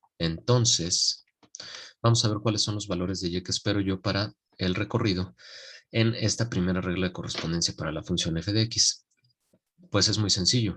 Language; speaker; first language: Spanish; native; Spanish